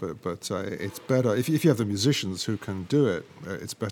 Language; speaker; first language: English; native; English